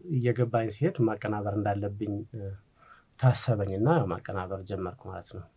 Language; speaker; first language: Amharic; non-native, local second language; Tigrinya